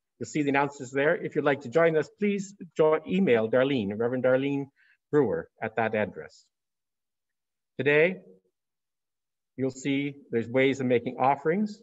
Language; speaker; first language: English; native; English